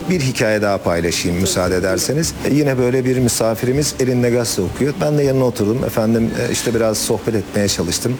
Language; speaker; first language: Turkish; native; Turkish